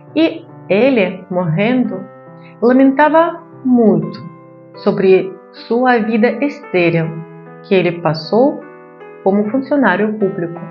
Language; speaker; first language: Portuguese; non-native, fluent; Russian